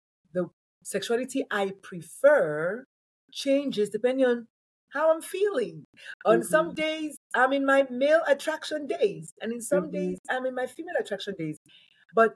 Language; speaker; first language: English; non-native, local second language; Igbo